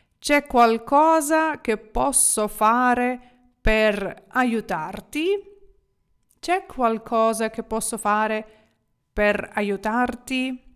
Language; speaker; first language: Italian; non-native, fluent; Ukrainian